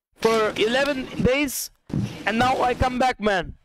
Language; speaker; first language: English; non-native, learner; Italian